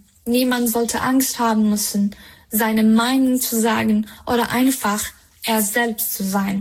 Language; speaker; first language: German; non-native, fluent; Persian